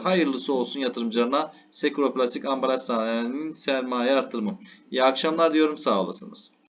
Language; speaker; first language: Turkish; native; Turkish